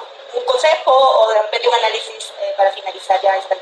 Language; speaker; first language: Spanish; native; Spanish